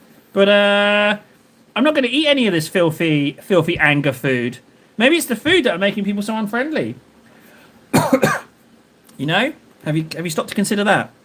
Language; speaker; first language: English; native; English